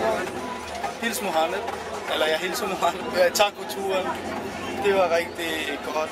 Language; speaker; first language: Danish; early bilingual, other home language; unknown